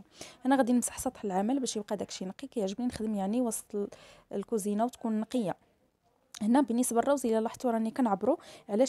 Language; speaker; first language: Arabic; native; Arabic